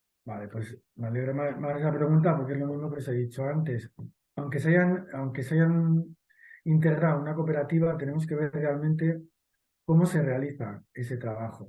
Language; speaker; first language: Spanish; native; Spanish